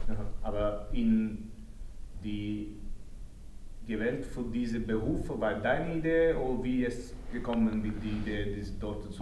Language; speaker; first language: German; non-native, learner; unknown